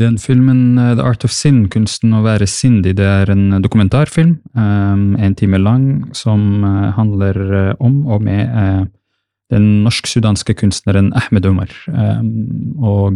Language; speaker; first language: Norwegian; early bilingual, other home language; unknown